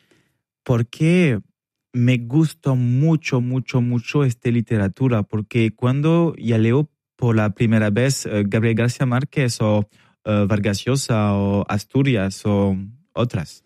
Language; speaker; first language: Spanish; non-native, learner; French